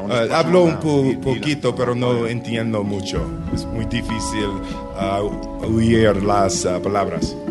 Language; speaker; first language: Spanish; non-native, learner; English